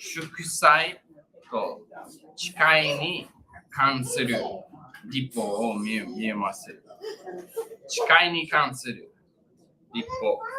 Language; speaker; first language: Japanese; non-native, learner; English